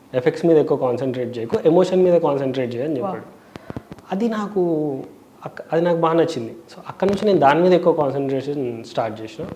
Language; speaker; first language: Telugu; native; Telugu